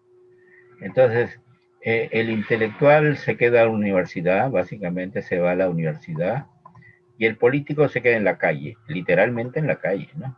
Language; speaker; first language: Spanish; native; Spanish